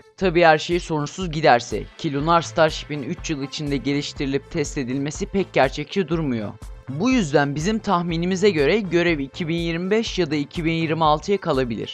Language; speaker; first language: Turkish; native; Turkish